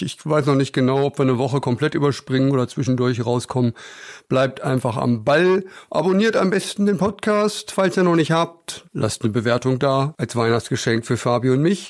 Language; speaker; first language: German; native; German